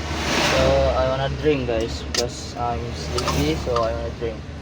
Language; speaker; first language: English; non-native, learner; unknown